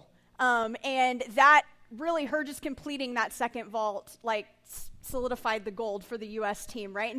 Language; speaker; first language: English; native; English